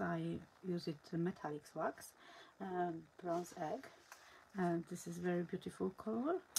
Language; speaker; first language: English; non-native, learner; Polish